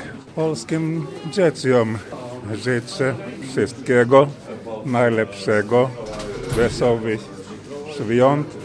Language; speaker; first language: Polish; non-native, learner; Finnish